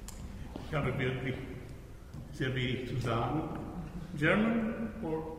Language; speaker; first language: German; non-native, fluent; Spanish